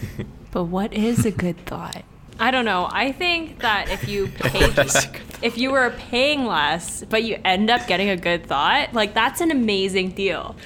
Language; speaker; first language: English; non-native, local second language; Cantonese